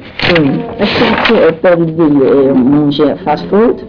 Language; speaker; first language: French; non-native, learner; English